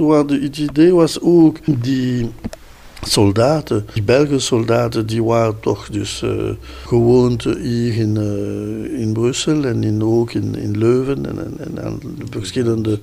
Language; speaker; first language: Dutch; non-native, local second language; French